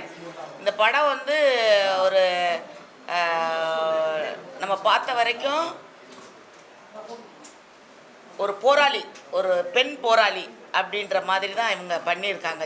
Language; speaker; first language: Tamil; native; Tamil